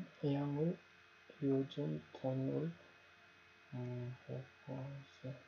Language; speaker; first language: Korean; non-native, learner; Nepali